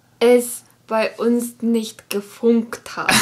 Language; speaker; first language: German; non-native, learner; Japanese